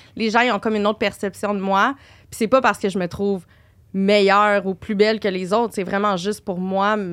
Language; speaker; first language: French; native; French